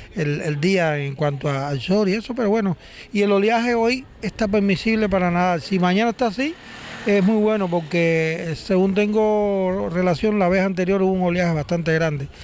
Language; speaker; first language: Spanish; native; Spanish